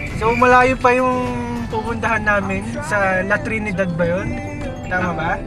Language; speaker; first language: Filipino; native; Filipino